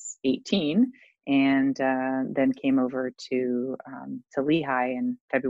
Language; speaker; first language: English; native; English